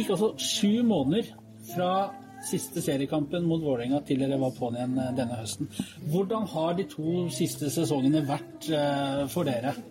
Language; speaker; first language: Norwegian; native; Norwegian